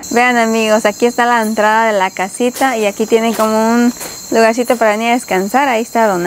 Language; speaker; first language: Spanish; native; Spanish